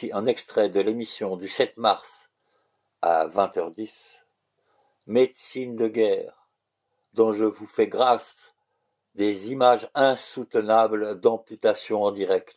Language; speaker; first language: French; native; French